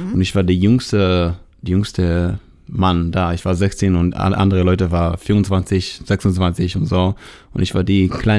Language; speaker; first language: German; non-native, learner; Hebrew